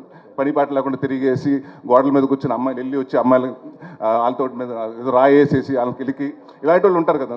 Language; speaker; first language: Telugu; native; Telugu